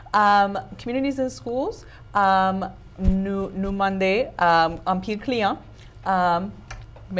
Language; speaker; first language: Haitian Creole; non-native, learner; English